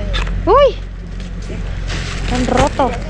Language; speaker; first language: Spanish; non-native, learner; Filipino